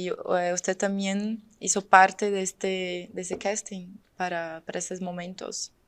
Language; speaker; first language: Spanish; non-native, fluent; Portuguese